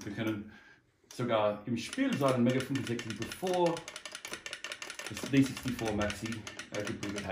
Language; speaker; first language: German; non-native, learner; English